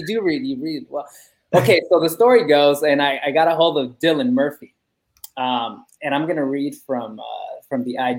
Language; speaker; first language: English; early bilingual, other home language; Spanish